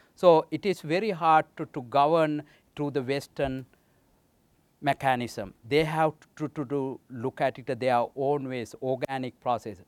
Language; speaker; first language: English; non-native, local second language; Sinhala